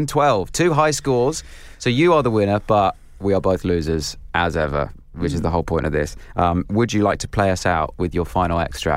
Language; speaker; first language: English; native; English